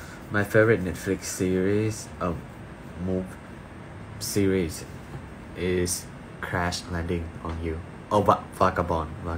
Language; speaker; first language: English; non-native, fluent; Thai